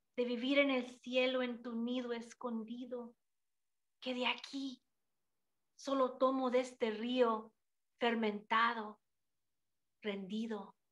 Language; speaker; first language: Spanish; early bilingual, heritage; Spanish